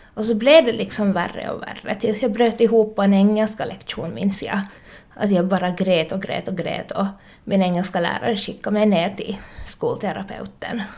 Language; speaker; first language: Swedish; native; Swedish